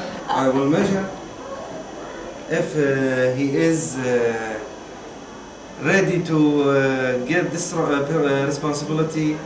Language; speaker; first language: English; non-native, learner; Arabic